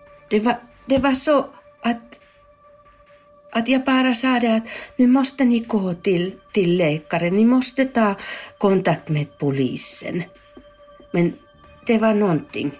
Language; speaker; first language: Swedish; non-native, learner; Finnish